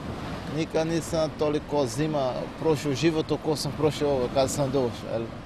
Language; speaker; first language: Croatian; non-native, learner; Portuguese